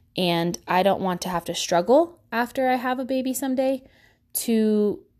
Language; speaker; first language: English; native; English